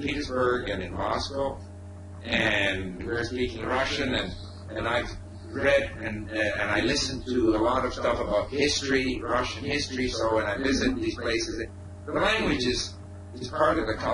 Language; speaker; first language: English; non-native, fluent; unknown